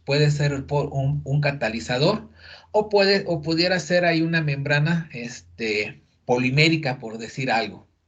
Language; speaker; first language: Spanish; native; Spanish